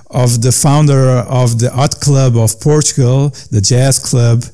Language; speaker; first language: English; non-native, learner; Portuguese